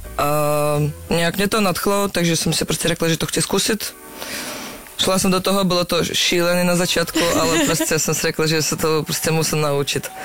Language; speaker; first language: Czech; non-native, fluent; Russian